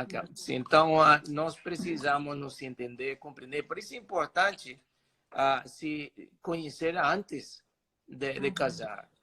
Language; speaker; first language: Portuguese; non-native, fluent; Spanish